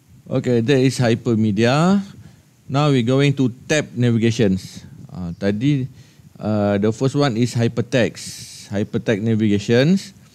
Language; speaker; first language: English; non-native, local second language; Malay